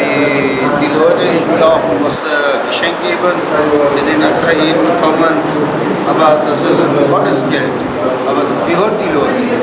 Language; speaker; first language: German; non-native, learner; Urdu